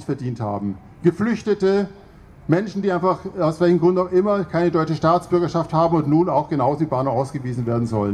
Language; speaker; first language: German; native; German